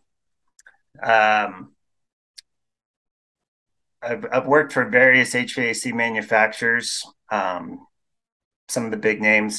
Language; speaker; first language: English; native; English